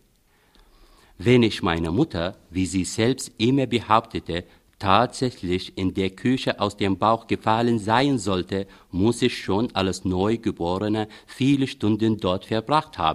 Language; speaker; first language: German; non-native, fluent; Arabic